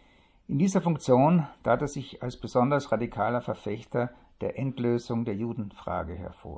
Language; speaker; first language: German; native; German